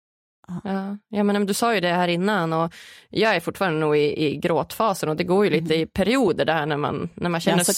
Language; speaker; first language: Swedish; native; Swedish